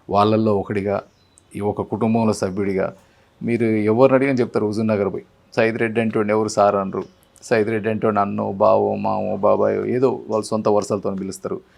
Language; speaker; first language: Telugu; native; Telugu